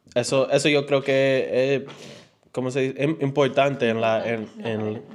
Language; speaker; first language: Spanish; early bilingual, heritage; Spanish